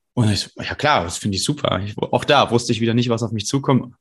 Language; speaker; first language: German; native; German